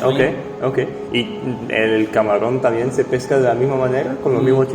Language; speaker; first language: Spanish; non-native, fluent; French